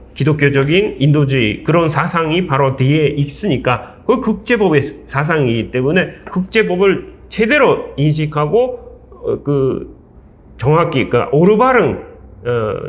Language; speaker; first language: Korean; non-native, fluent; Japanese